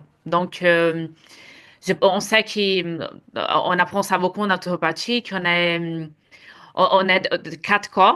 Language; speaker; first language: French; non-native, fluent; Portuguese